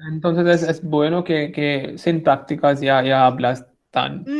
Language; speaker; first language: Spanish; non-native, fluent; Hindi